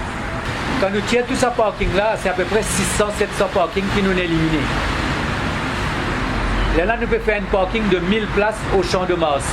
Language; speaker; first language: French; non-native, local second language; Morisyen